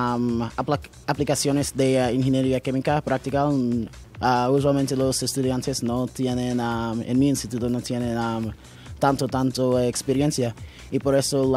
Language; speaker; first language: Spanish; non-native, learner; English